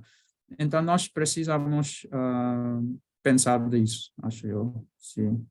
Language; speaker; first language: Portuguese; non-native, learner; Bangla